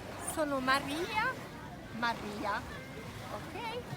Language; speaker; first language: Italian; non-native, fluent; Romanian